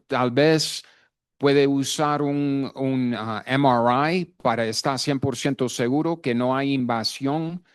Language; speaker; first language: Spanish; non-native, fluent; English